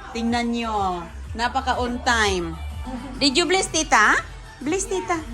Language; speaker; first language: Filipino; non-native, local second language; Cebuano